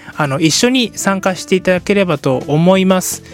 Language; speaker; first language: Japanese; native; Japanese